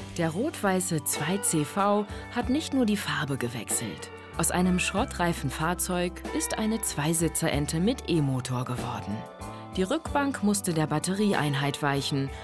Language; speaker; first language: German; native; German